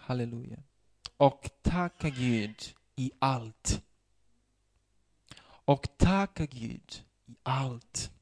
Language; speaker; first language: Swedish; non-native, fluent; Portuguese